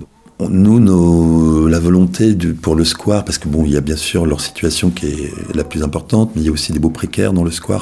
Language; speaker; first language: French; native; French